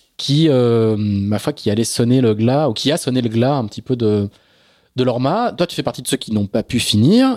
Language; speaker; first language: French; native; French